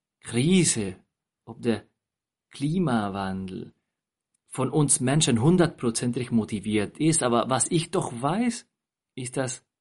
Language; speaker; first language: German; non-native, fluent; Spanish